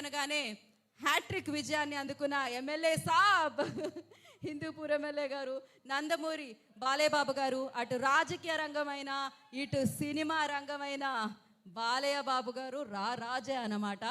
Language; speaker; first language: Telugu; native; Telugu